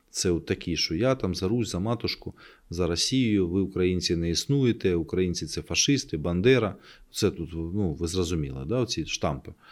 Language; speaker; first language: Ukrainian; native; Ukrainian